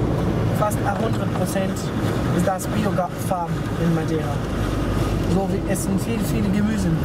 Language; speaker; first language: German; non-native, learner; Portuguese